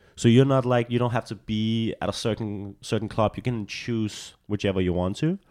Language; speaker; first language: English; non-native, fluent; Danish